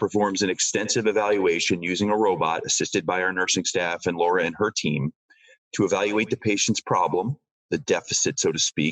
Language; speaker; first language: English; native; English